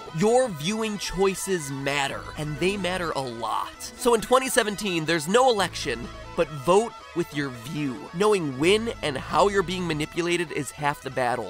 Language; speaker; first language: English; native; English